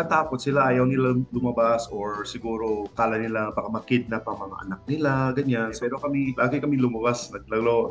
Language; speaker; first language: Filipino; non-native, local second language; English